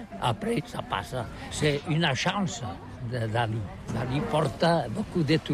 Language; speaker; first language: French; non-native, learner; Catalan